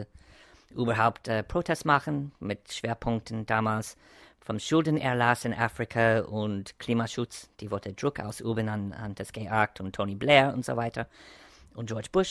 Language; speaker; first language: German; non-native, fluent; English